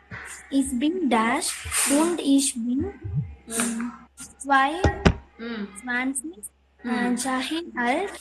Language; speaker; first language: German; non-native, learner; Tamil